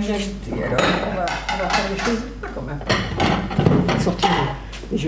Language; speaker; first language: French; non-native, local second language; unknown